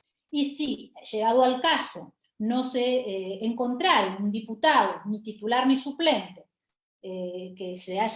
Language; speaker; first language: Spanish; native; Spanish